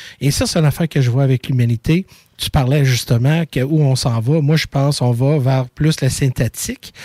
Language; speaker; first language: French; native; French